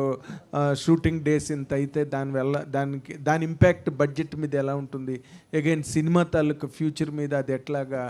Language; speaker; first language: Telugu; native; Telugu